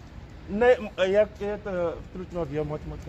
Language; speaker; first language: Czech; non-native, learner; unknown